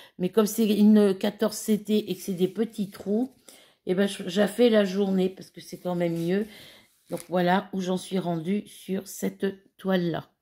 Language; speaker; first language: French; native; French